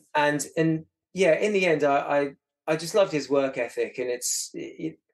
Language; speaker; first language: English; native; English